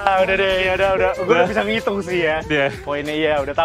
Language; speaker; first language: Indonesian; native; Indonesian